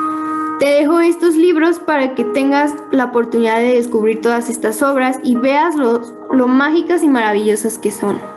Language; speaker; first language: Spanish; native; Spanish